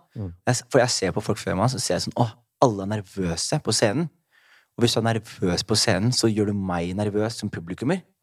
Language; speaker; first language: Norwegian; early bilingual, other home language; Somali